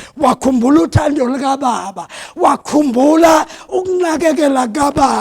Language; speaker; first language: Zulu; non-native, local second language; South Ndebele